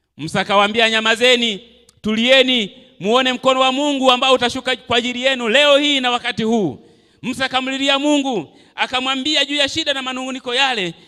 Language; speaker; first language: Swahili; native; Swahili